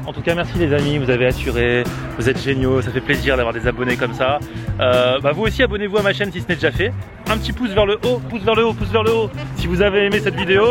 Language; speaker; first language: French; native; French